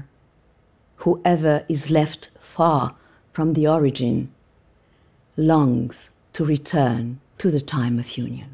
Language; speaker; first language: English; non-native, fluent; Persian